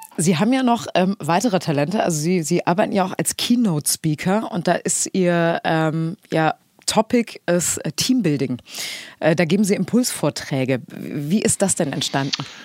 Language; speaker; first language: German; native; German